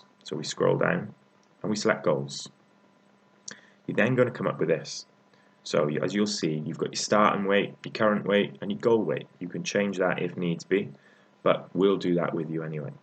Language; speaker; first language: English; native; English